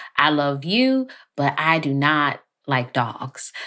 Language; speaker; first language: English; native; English